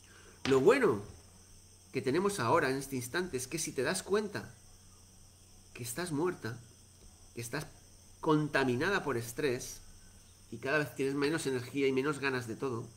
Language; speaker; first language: Spanish; native; Spanish